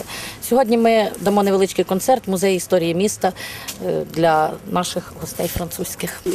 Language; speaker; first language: Ukrainian; native; Ukrainian